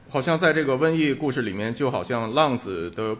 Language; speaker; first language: Chinese; non-native, local second language; Cantonese